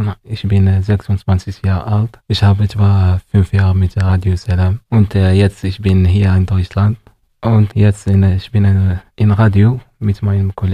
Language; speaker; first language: German; non-native, learner; Arabic